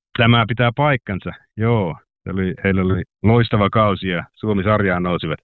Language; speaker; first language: Finnish; native; Finnish